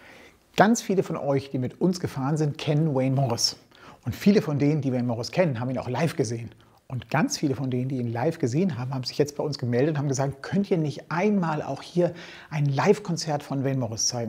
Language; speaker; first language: German; native; German